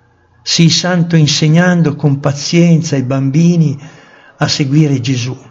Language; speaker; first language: Italian; native; Italian